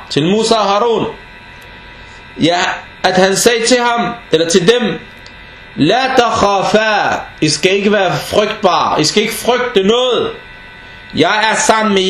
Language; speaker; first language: Danish; non-native, fluent; Arabic